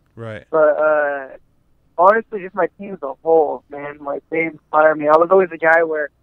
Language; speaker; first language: English; native; English